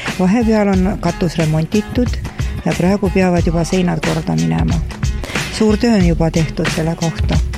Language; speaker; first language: Estonian; non-native, local second language; Russian